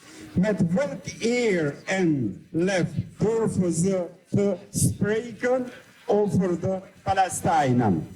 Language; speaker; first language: Dutch; non-native, fluent; Uyghur